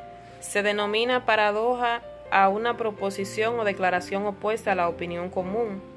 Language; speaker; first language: Spanish; native; Spanish